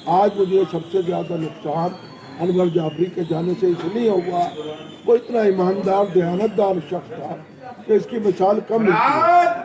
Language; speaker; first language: Urdu; native; Urdu